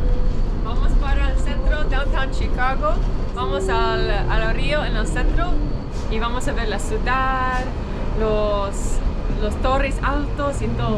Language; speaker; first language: Spanish; non-native, learner; English